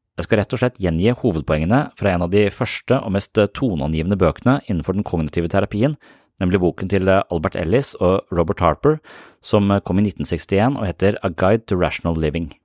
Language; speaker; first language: Norwegian; native; Norwegian